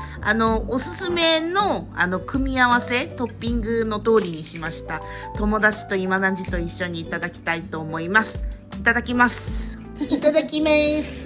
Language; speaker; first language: Japanese; non-native, fluent; Korean